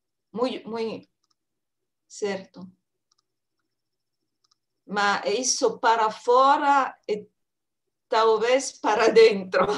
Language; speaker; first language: Portuguese; non-native, learner; French